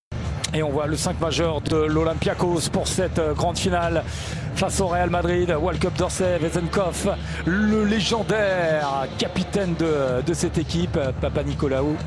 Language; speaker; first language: French; native; French